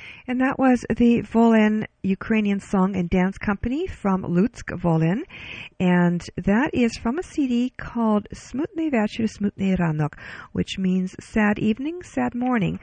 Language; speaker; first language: English; early bilingual, other home language; Ukrainian